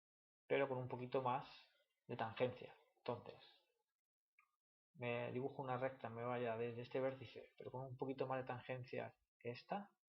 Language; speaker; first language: Spanish; native; Spanish